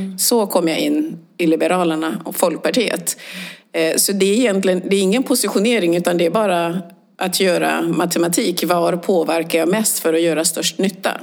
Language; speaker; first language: Swedish; early bilingual, other home language; Swahili